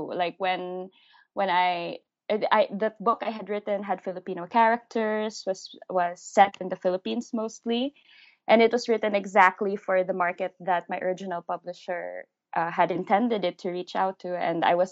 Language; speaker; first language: English; native; English